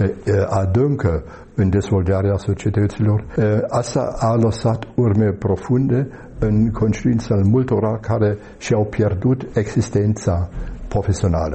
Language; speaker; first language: Romanian; non-native, fluent; German